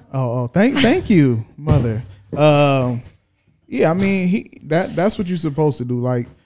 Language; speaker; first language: English; native; English